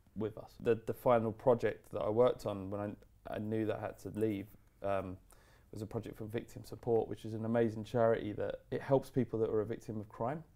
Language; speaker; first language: English; native; English